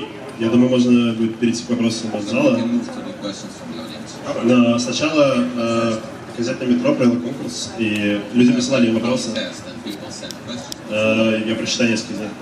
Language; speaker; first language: Russian; native; Russian